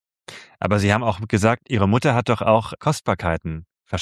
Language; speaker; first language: German; native; German